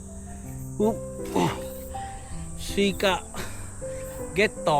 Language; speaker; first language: Japanese; non-native, fluent; Filipino